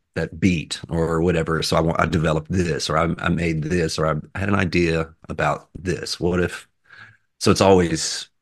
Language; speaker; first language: English; native; English